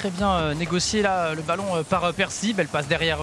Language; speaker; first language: French; native; French